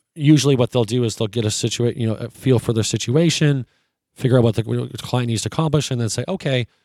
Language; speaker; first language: English; native; English